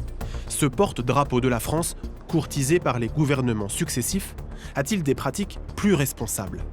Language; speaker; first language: French; native; French